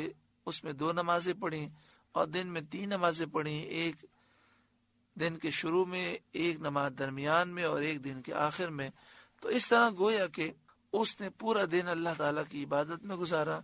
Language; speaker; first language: Urdu; native; Urdu